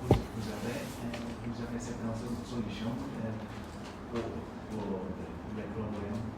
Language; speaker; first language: French; non-native, learner; Khmer